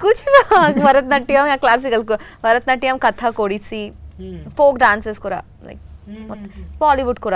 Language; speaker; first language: Telugu; non-native, learner; Bangla